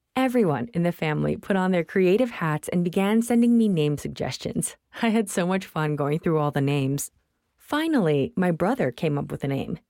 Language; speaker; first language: English; non-native, local second language; Tamil